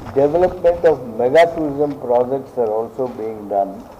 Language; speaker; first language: English; non-native, local second language; Kannada